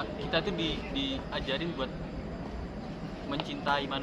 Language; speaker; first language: Indonesian; native; Indonesian